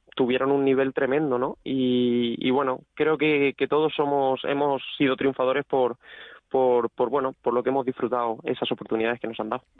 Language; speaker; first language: Spanish; native; Spanish